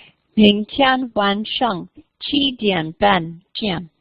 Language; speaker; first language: Chinese; non-native, learner; English